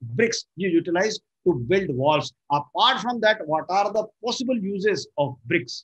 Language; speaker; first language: English; non-native, local second language; Marathi